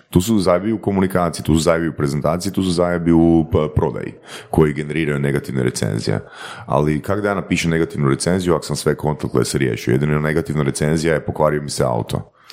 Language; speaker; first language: Croatian; native; Croatian